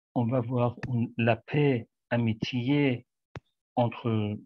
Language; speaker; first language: French; non-native, fluent; Persian